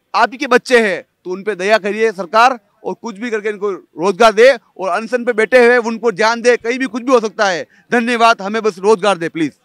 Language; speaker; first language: Hindi; native; Hindi